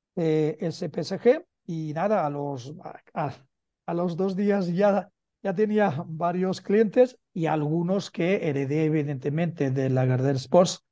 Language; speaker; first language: Spanish; native; Spanish